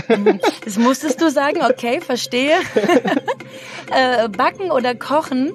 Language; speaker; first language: German; native; German